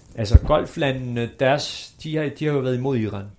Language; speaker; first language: Danish; early bilingual, other home language; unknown